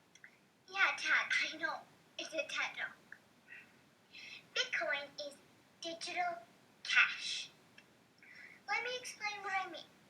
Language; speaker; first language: English; native; English